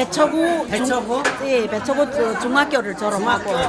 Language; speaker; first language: Korean; early bilingual, heritage; Korean